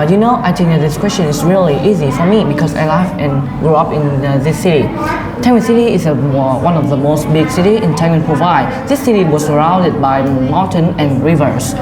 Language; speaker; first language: English; non-native, learner; Vietnamese